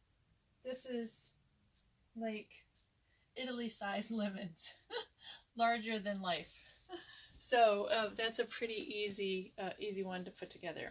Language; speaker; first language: English; native; English